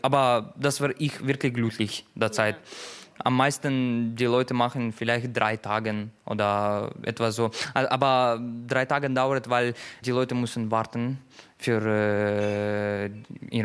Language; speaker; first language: German; non-native, learner; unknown